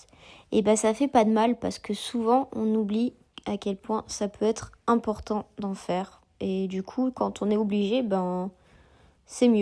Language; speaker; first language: French; native; French